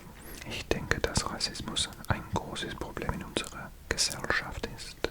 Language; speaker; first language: German; non-native, learner; English